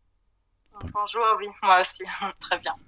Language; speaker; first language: French; non-native, fluent; German